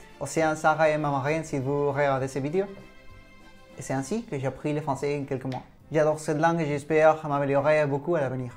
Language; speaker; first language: French; non-native, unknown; Spanish